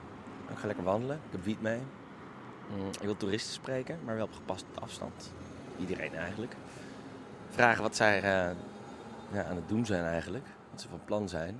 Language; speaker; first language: Dutch; native; Dutch